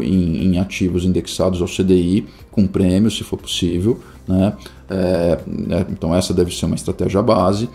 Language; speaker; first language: Portuguese; native; Portuguese